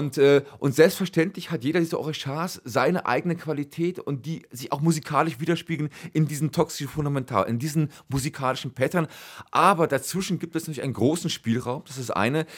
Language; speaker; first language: German; native; German